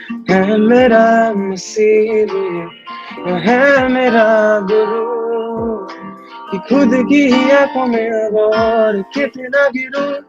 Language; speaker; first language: Hindi; native; Hindi